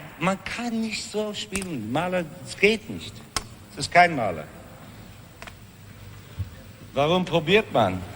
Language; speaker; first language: German; non-native, learner; English